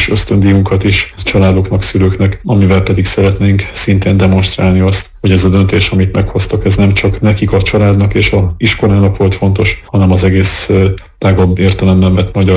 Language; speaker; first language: Hungarian; native; Hungarian